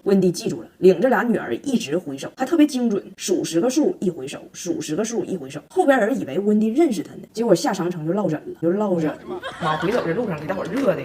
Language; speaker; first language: Chinese; native; Chinese